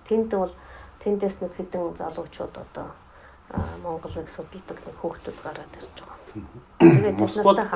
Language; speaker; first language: Mongolian; non-native, fluent; Russian